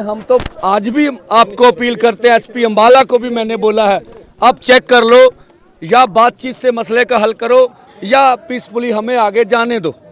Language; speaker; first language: Hindi; non-native, local second language; Punjabi